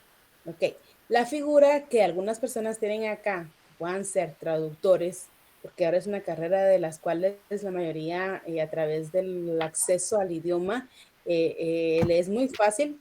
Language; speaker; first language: Spanish; native; Spanish